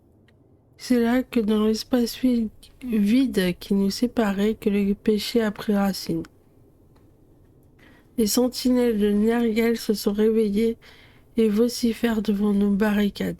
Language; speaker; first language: French; native; French